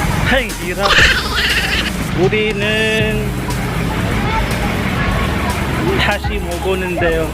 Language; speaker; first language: Korean; non-native, learner; Cebuano